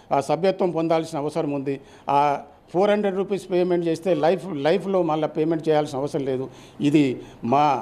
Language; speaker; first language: Telugu; native; Telugu